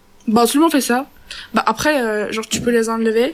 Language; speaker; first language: French; non-native, learner; Turkish